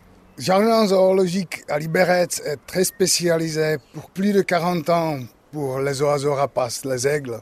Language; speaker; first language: French; non-native, learner; Czech